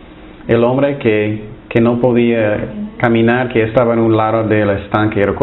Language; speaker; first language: Spanish; non-native, fluent; English